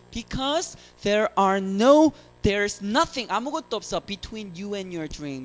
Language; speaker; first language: English; non-native, fluent; Korean